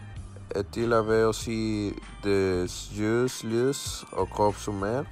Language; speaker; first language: French; non-native, learner; Spanish